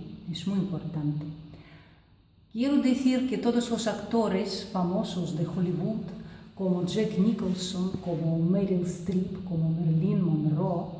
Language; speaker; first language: Spanish; non-native, fluent; Russian